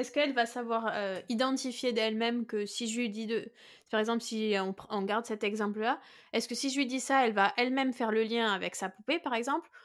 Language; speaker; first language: French; native; French